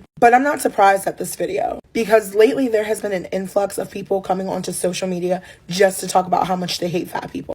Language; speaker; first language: English; native; English